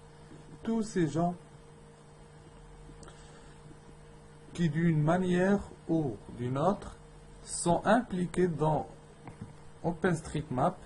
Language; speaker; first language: French; non-native, learner; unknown